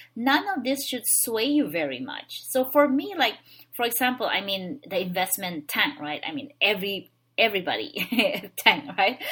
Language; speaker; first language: English; non-native, local second language; Filipino